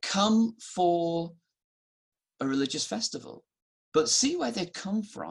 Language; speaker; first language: English; native; English